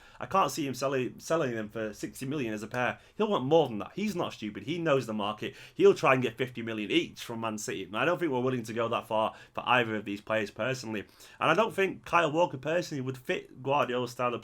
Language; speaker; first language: English; native; English